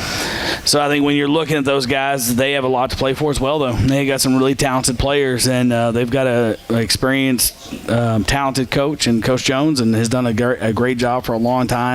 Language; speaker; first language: English; native; English